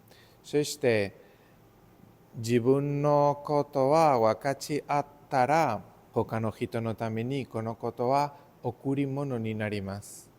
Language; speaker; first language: Japanese; non-native, learner; Spanish